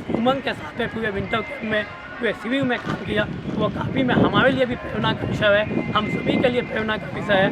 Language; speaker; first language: Hindi; native; Hindi